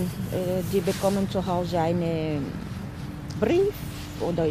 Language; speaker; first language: German; non-native, learner; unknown